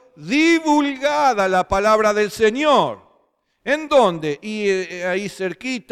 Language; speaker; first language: Spanish; native; Spanish